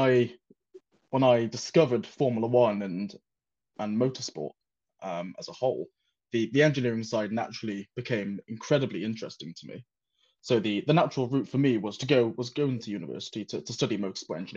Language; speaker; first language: English; native; English